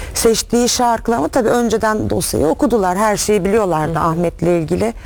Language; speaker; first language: Turkish; native; Turkish